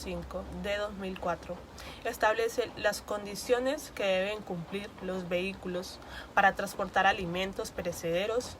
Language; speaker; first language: Spanish; native; Spanish